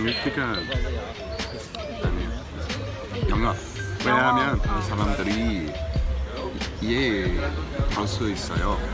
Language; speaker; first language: Korean; non-native, learner; English